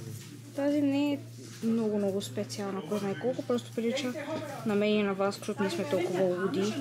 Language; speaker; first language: Bulgarian; native; Bulgarian